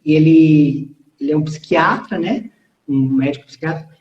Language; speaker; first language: Portuguese; early bilingual, heritage; Portuguese